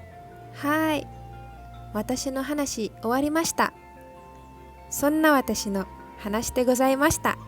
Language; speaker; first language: Japanese; non-native, learner; Malay